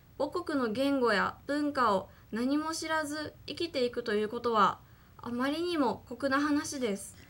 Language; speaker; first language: Japanese; native; Japanese